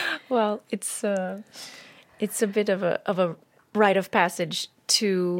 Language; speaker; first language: English; native; English